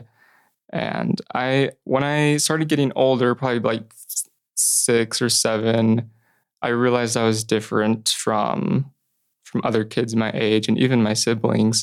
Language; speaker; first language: English; native; English